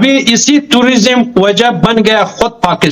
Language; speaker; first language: Hindi; non-native, learner; Pashto